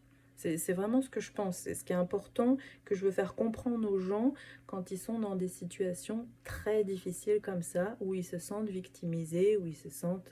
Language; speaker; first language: French; native; French